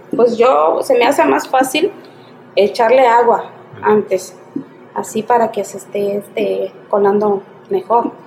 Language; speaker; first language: Spanish; native; Spanish